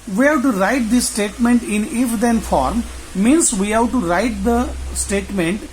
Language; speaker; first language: English; non-native, local second language; Marathi